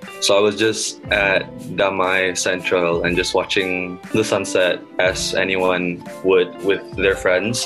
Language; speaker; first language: English; non-native, local second language; Malay